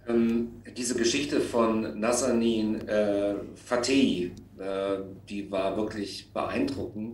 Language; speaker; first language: German; native; German